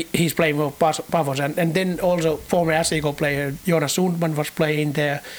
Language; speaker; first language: English; non-native, fluent; Finnish